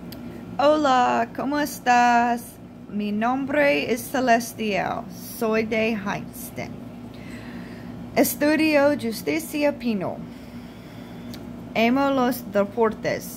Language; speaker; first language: Spanish; non-native, learner; English